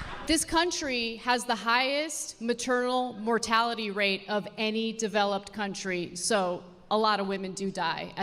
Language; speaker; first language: English; native; English